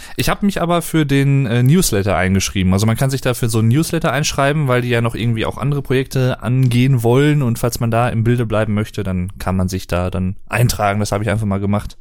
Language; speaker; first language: German; native; German